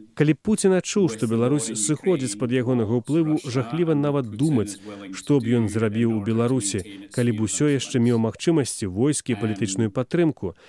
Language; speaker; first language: Belarusian; non-native, fluent; English